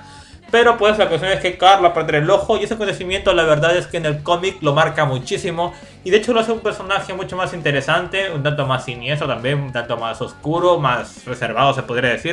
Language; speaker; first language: Spanish; native; Spanish